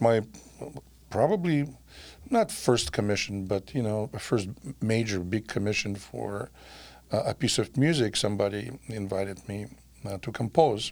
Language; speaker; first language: English; non-native, fluent; Russian